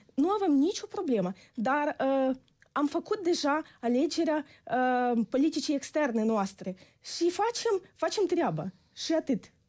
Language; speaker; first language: Romanian; non-native, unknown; Ukrainian